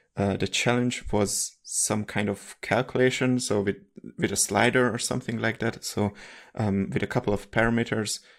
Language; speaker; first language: English; non-native, fluent; Hungarian